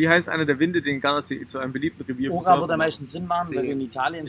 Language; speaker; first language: German; native; German